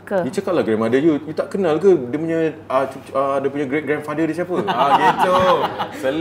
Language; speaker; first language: Malay; native; Malay